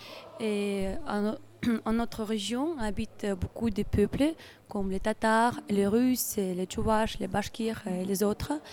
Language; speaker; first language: French; non-native, learner; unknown